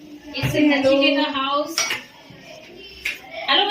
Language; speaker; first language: English; non-native, local second language; Hindi